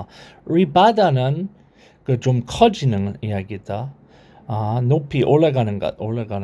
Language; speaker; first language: Korean; non-native, learner; English